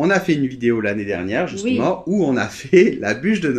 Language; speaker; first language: French; native; French